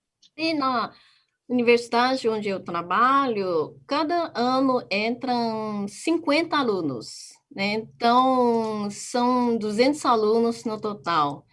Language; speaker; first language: Portuguese; non-native, fluent; Japanese